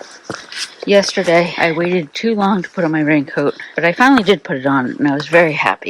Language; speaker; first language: English; native; English